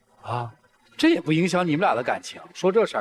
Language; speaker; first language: Chinese; native; Chinese